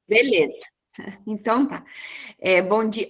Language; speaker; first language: Portuguese; native; Portuguese